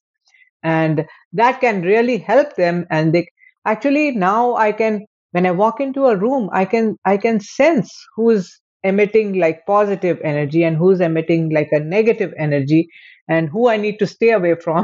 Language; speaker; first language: English; non-native, local second language; Hindi